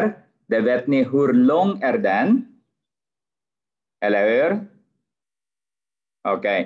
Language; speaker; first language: Swedish; non-native, fluent; Arabic